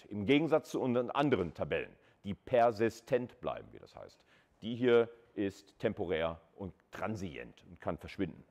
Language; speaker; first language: German; native; German